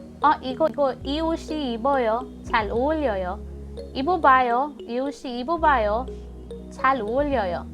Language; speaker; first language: Korean; non-native, fluent; Filipino